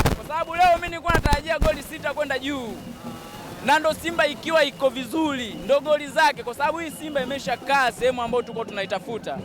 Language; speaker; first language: Swahili; native; Swahili